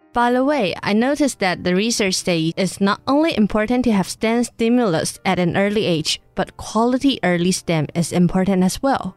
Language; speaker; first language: English; non-native, fluent; Chinese